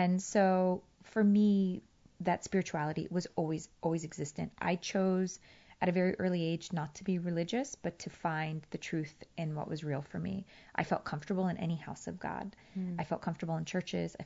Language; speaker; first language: English; early bilingual, other home language; Persian